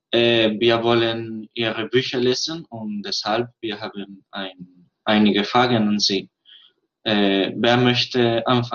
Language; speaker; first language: German; non-native, learner; Spanish